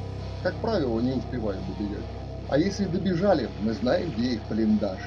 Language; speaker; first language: Russian; native; Russian